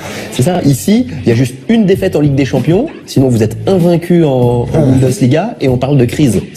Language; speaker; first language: French; native; French